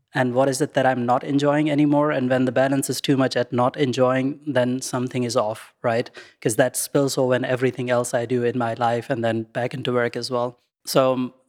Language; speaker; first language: English; non-native, local second language; Urdu